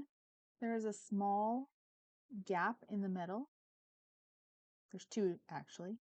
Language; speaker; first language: English; native; English